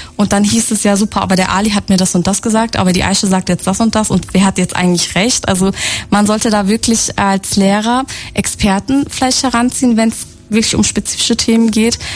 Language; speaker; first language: German; early bilingual, other home language; Turkish